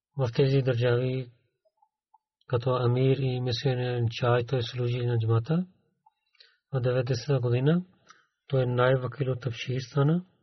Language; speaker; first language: Bulgarian; non-native, learner; Urdu